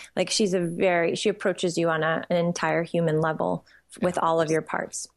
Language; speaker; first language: English; native; English